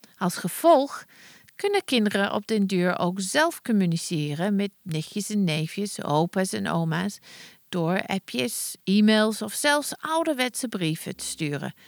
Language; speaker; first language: Dutch; non-native, fluent; English